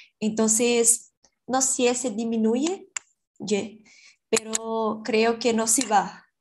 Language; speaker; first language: Spanish; non-native, learner; Portuguese